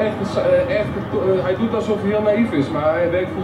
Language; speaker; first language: Dutch; native; Dutch